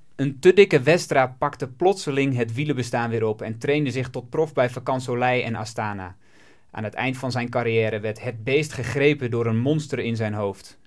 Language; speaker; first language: Dutch; native; Dutch